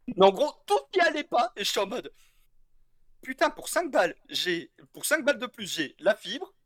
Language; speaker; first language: French; native; French